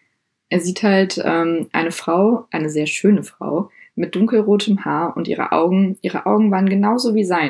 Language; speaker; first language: German; native; German